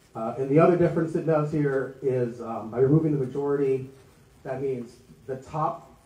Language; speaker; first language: English; native; English